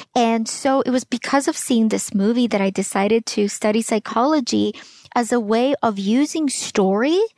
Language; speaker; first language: English; early bilingual, other home language; Russian